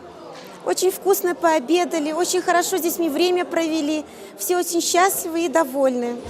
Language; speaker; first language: Russian; native; Russian